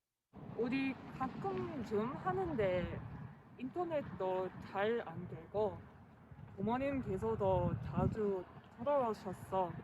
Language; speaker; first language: Korean; non-native, learner; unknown